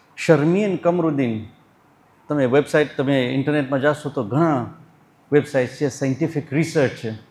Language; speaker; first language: Gujarati; early bilingual, heritage; Gujarati